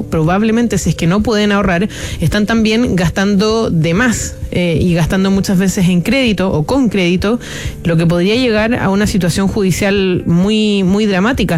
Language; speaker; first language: Spanish; native; Spanish